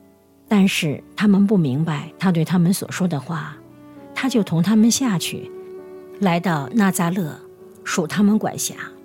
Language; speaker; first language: Chinese; native; Chinese